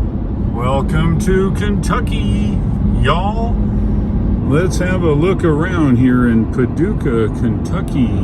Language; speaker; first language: English; native; English